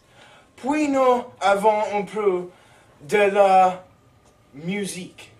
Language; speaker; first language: French; non-native, learner; English